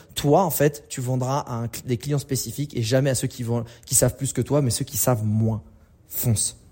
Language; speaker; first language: French; native; French